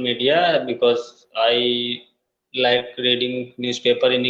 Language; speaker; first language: English; non-native, fluent; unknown